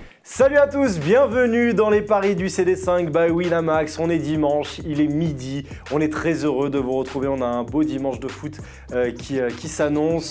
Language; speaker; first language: French; native; French